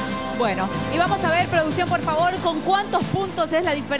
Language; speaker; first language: Spanish; native; Spanish